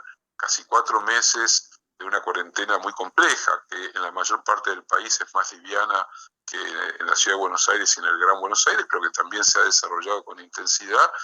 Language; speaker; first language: Spanish; native; Spanish